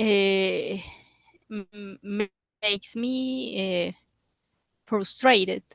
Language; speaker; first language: English; non-native, learner; Spanish